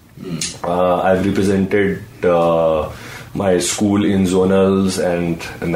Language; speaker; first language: English; non-native, local second language; Hindi